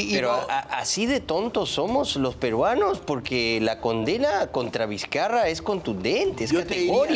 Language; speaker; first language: Spanish; native; Spanish